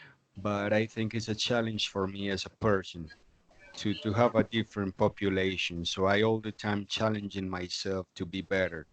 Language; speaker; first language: English; non-native, fluent; Spanish